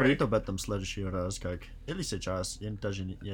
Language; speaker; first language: Russian; non-native, learner; English